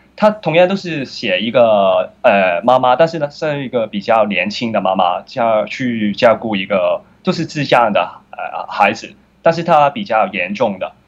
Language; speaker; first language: Chinese; non-native, fluent; Cantonese